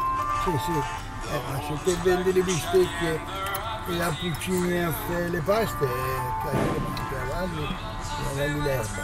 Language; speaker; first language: Italian; native; Italian